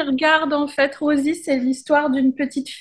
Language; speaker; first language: French; native; French